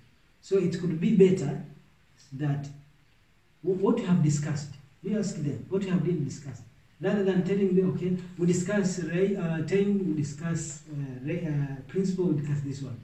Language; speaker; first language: English; non-native, local second language; Swahili